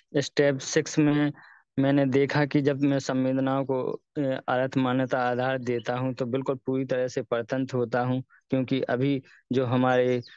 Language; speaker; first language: Hindi; native; Hindi